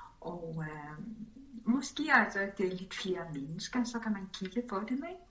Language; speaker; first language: Danish; early bilingual, other home language; Spanish